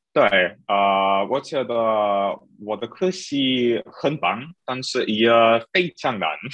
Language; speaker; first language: Chinese; non-native, learner; German